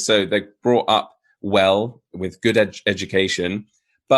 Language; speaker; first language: English; native; English